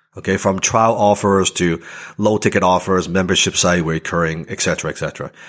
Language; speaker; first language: English; non-native, local second language; Cantonese